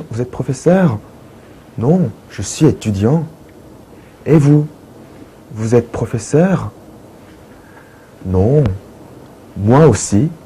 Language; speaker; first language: French; non-native, fluent; Korean